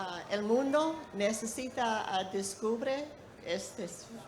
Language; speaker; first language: Spanish; non-native, learner; English